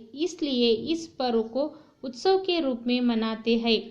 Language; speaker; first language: Hindi; non-native, local second language; Kannada